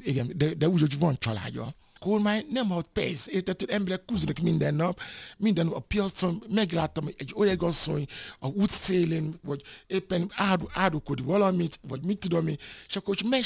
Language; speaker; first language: Hungarian; non-native, fluent; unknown